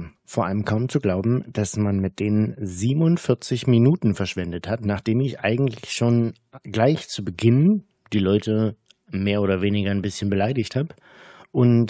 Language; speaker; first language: German; native; German